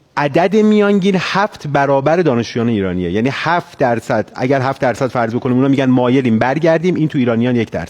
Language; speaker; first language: Persian; native; Persian